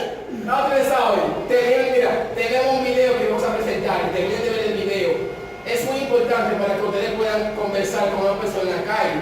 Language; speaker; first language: Spanish; non-native, fluent; Haitian Creole